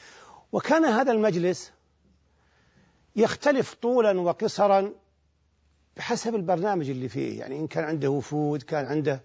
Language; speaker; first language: Arabic; native; Arabic